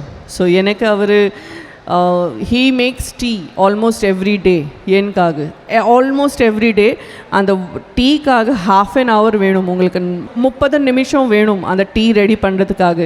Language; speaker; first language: Tamil; non-native, local second language; Gujarati